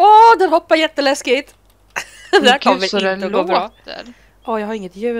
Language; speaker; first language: Swedish; native; Swedish